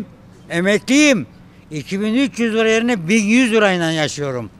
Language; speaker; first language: Turkish; native; Turkish